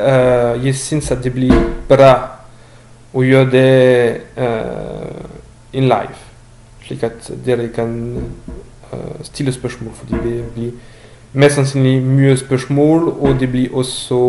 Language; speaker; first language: Norwegian; non-native, learner; French